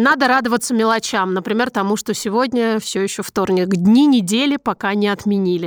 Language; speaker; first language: Russian; native; Russian